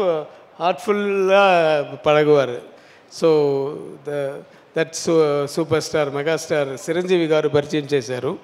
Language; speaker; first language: Telugu; non-native, learner; Tamil